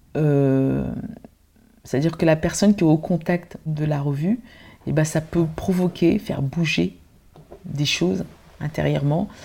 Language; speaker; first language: French; early bilingual, other home language; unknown